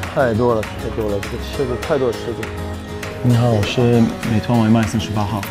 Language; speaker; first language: Chinese; non-native, fluent; Hebrew